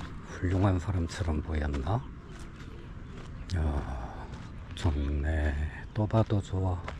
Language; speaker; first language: Korean; native; Korean